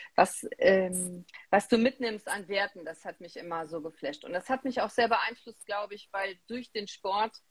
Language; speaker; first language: German; native; German